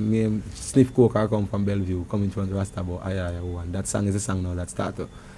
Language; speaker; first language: English; non-native, local second language; Jamaican Creole English